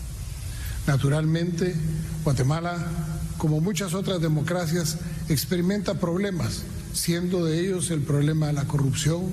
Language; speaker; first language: Spanish; native; Spanish